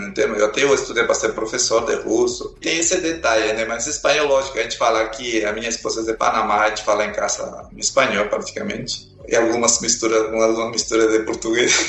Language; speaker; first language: Portuguese; non-native, fluent; Spanish